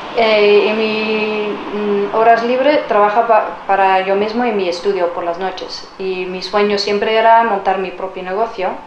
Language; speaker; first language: Spanish; non-native, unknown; Dutch